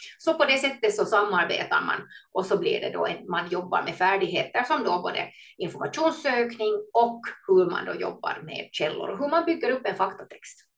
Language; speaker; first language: Swedish; native; Swedish